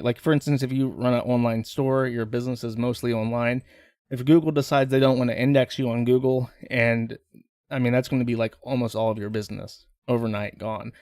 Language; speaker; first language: English; native; English